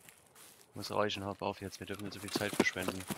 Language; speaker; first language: German; native; German